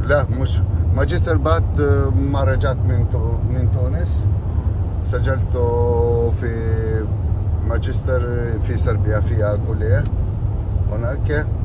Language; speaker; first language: Arabic; non-native, fluent; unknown